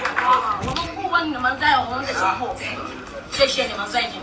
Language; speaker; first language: Chinese; non-native, learner; Hausa